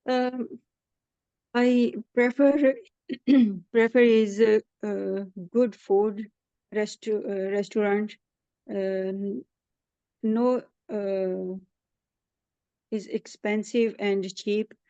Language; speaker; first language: English; non-native, learner; Urdu